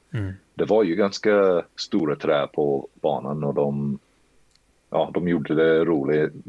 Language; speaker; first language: Swedish; early bilingual, heritage; Swedish